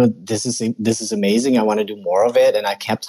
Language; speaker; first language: English; non-native, fluent; German